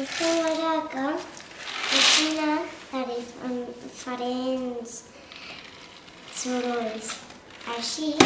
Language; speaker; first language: Catalan; non-native, local second language; Spanish